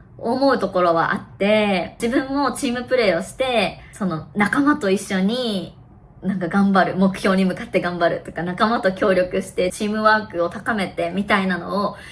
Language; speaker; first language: Japanese; native; Japanese